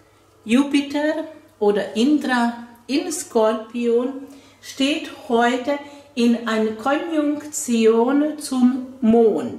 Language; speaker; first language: German; non-native, fluent; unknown